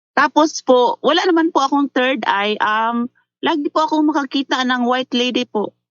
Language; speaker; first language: Filipino; non-native, local second language; Cebuano